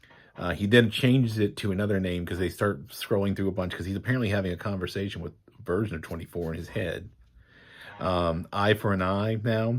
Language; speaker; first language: English; native; English